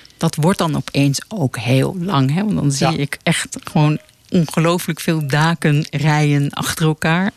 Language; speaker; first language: Dutch; native; Dutch